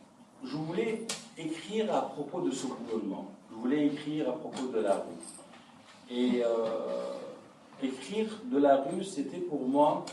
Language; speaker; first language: French; non-native, fluent; Arabic